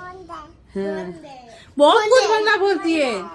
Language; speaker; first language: Hindi; non-native, local second language; Bangla